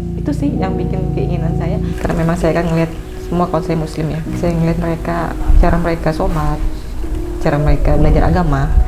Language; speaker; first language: Indonesian; native; Indonesian